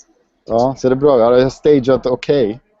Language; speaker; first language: Swedish; non-native, fluent; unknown